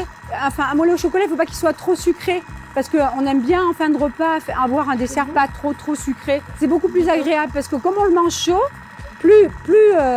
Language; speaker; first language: French; native; French